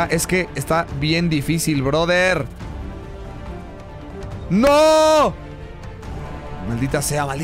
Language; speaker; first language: Spanish; native; Spanish